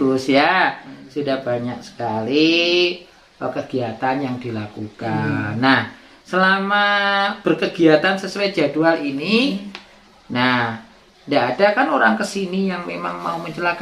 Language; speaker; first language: Indonesian; native; Indonesian